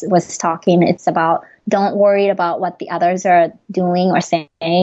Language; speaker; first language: English; non-native, fluent; Japanese